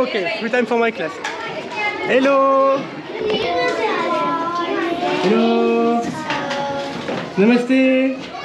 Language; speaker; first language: English; non-native, learner; French